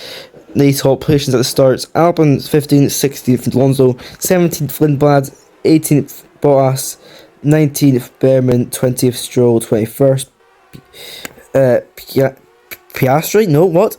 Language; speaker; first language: English; native; English